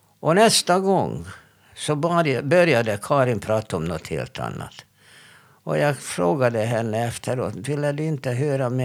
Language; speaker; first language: Swedish; non-native, fluent; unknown